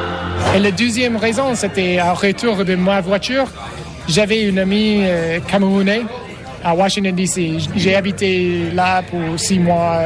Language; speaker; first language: French; non-native, learner; English